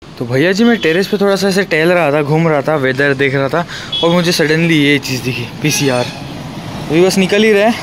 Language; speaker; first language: Hindi; non-native, local second language; Marathi